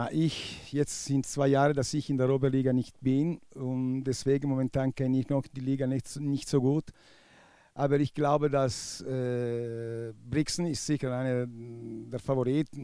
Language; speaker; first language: German; non-native, local second language; Italian